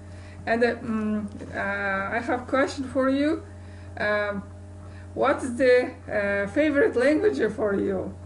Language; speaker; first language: English; non-native, learner; Kazakh